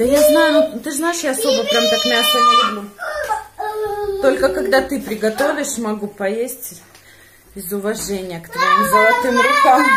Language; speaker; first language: Russian; native; Russian